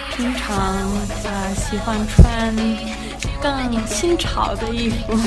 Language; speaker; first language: Chinese; non-native, learner; Danish